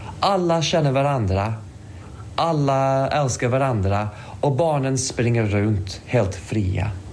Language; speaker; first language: Swedish; non-native, fluent; English